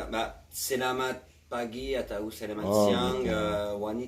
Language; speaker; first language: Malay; non-native, learner; French